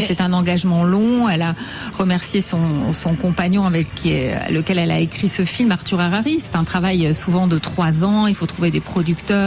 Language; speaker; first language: French; native; French